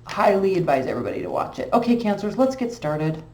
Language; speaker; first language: English; native; English